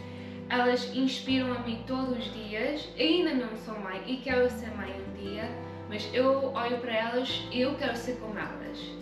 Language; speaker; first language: Portuguese; early bilingual, heritage; Portuguese